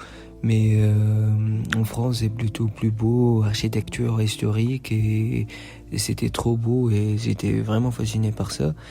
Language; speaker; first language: French; non-native, local second language; Arabic